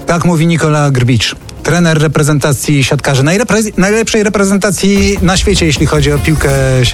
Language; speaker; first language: Polish; native; Polish